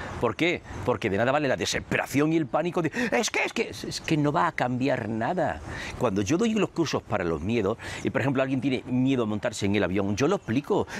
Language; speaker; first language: Spanish; native; Spanish